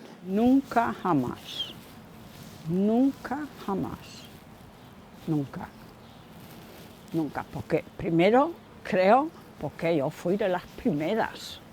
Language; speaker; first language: Spanish; non-native, fluent; German